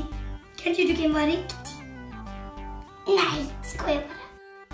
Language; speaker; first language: Swedish; early bilingual, other home language; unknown